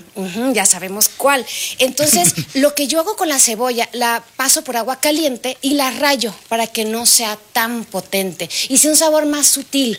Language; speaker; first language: Spanish; native; Spanish